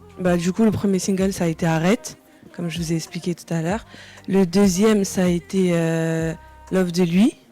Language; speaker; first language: French; early bilingual, other home language; Wolof